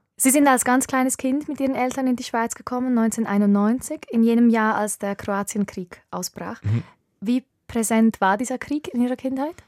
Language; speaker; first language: German; native; German